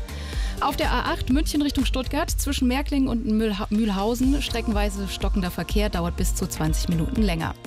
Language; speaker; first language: German; native; German